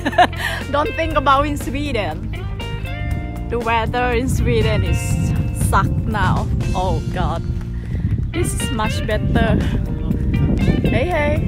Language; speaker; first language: English; non-native, learner; Thai